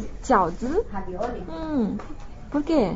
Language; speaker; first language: Portuguese; non-native, fluent; Chinese